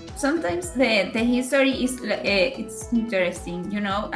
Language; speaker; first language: English; non-native, learner; Spanish